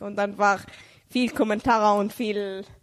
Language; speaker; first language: German; non-native, learner; Arabic